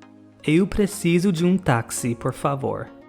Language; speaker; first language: Portuguese; non-native, fluent; English